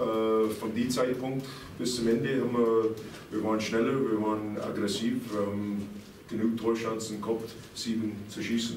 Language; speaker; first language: German; non-native, fluent; English